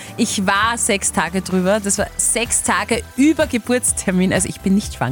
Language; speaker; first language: German; native; German